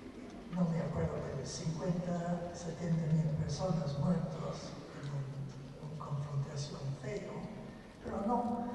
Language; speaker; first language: Spanish; non-native, fluent; English